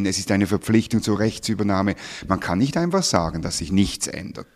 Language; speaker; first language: German; native; German